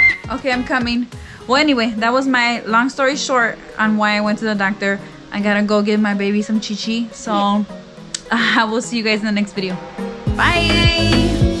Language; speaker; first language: English; early bilingual, other home language; Spanish